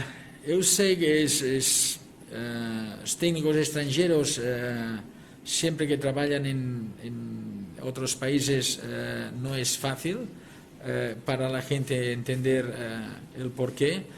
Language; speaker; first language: Portuguese; non-native, learner; Spanish